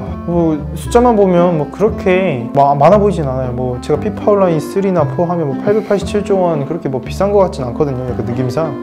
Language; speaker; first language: Korean; native; Korean